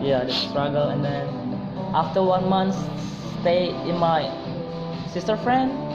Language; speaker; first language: English; non-native, fluent; Indonesian